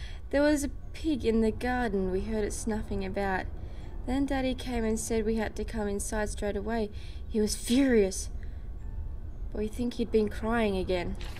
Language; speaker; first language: English; native; English